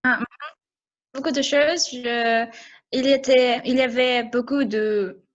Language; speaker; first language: French; non-native, learner; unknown